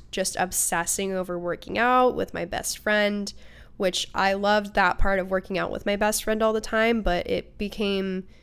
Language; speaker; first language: English; native; English